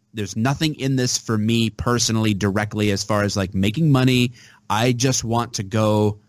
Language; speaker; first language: English; native; English